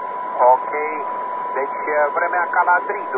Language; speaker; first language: Romanian; native; Romanian